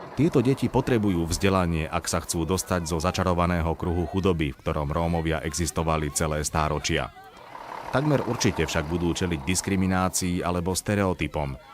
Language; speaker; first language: Slovak; native; Slovak